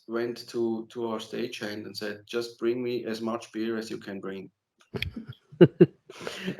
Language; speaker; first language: English; non-native, fluent; German